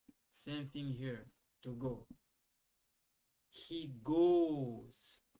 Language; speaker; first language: English; non-native, fluent; Lingala